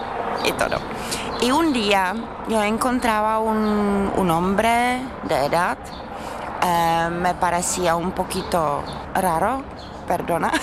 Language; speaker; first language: Spanish; non-native, fluent; Czech